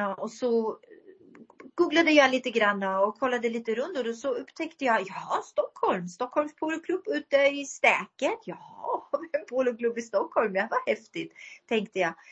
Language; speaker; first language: Swedish; non-native, fluent; German